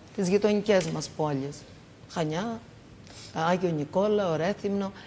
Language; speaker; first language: Greek; native; Greek